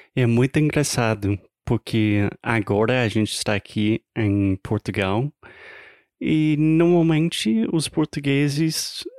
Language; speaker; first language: Portuguese; non-native, fluent; English